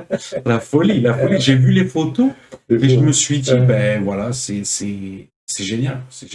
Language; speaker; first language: French; native; French